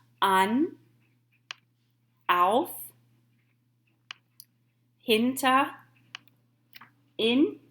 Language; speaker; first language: German; non-native, fluent; English